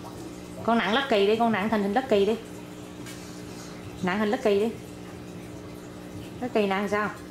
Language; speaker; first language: Vietnamese; native; Vietnamese